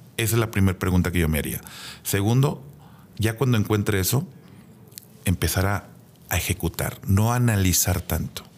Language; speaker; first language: Spanish; native; Spanish